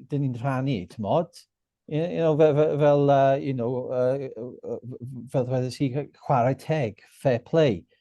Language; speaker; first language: Welsh; non-native, local second language; English